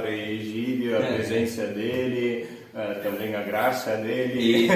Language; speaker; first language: Portuguese; non-native, fluent; Italian